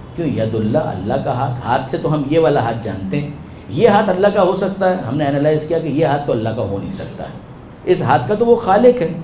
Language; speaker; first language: Urdu; non-native, local second language; Gujarati